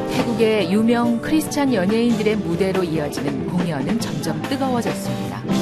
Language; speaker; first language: Korean; native; Korean